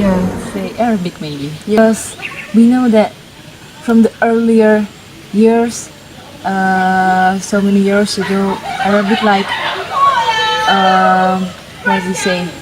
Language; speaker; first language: English; non-native, fluent; Indonesian